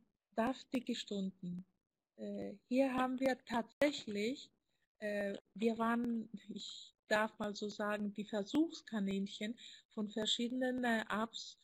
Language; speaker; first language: German; non-native, fluent; Greek